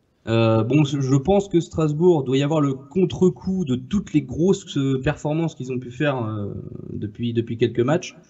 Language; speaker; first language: French; native; French